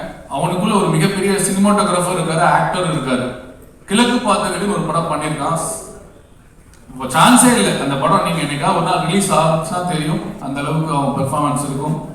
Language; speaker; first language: Tamil; native; Tamil